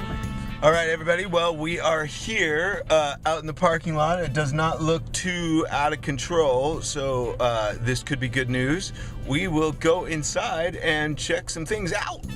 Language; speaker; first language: English; native; English